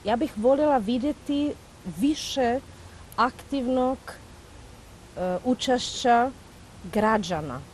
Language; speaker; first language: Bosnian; non-native, fluent; Czech